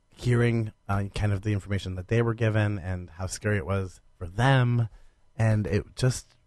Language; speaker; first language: English; native; English